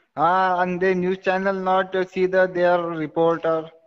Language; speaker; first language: English; non-native, local second language; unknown